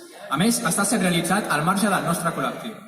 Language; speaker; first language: Catalan; native; Catalan